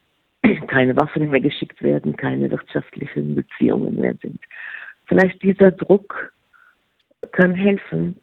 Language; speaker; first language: German; non-native, fluent; Arabic